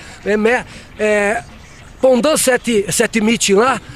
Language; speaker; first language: French; non-native, fluent; Portuguese